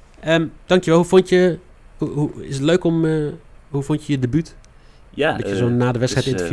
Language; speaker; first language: Dutch; native; Dutch